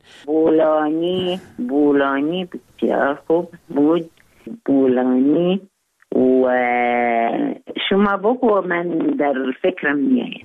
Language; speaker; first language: Persian; non-native, learner; Arabic